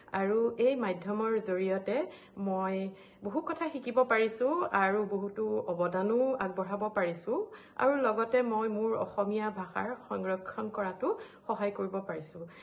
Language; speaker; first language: Assamese; native; Assamese